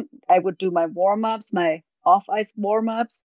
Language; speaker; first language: English; non-native, fluent; German